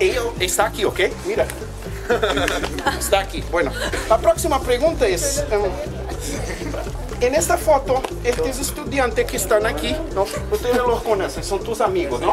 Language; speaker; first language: Spanish; non-native, fluent; Portuguese